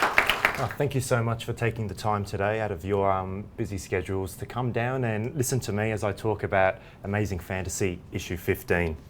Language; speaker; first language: English; native; English